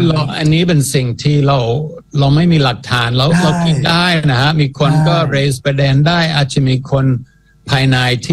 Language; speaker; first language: Thai; non-native, fluent; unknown